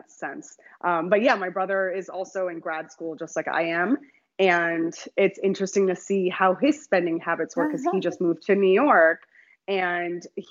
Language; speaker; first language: English; native; English